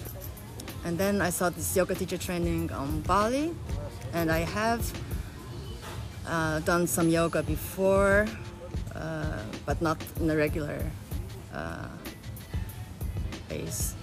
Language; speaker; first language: English; non-native, fluent; Faroese